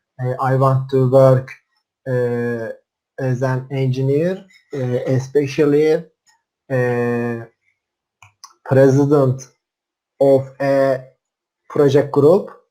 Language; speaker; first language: English; non-native, learner; Turkish